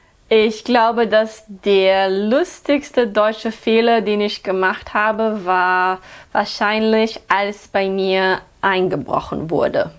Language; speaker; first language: German; non-native, fluent; English